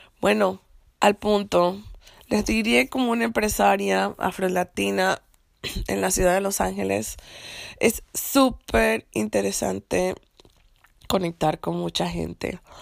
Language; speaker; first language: Spanish; non-native, local second language; English